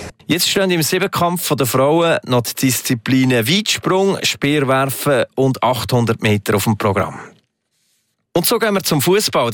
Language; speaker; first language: German; native; German